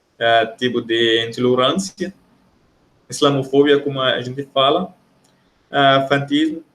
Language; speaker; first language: Portuguese; non-native, fluent; Arabic